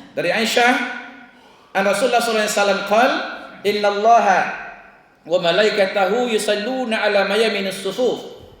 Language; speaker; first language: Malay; non-native, local second language; Minangkabau